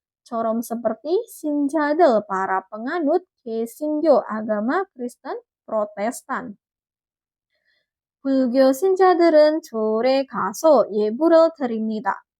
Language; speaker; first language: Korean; non-native, fluent; Indonesian